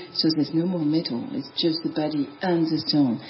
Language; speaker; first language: English; non-native, fluent; French